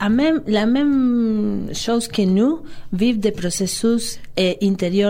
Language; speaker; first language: French; non-native, fluent; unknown